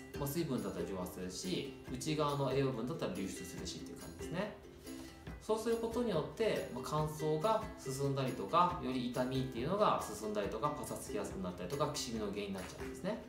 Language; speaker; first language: Japanese; native; Japanese